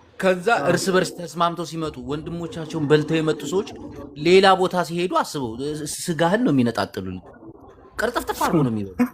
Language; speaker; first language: Amharic; non-native, local second language; Tigrinya